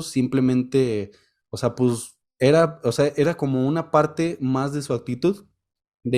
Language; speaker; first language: Spanish; native; Spanish